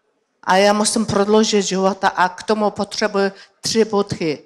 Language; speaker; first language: Czech; non-native, learner; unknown